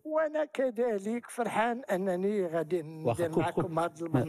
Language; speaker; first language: Arabic; native; Arabic